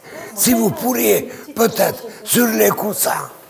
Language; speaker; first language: French; non-native, fluent; Hungarian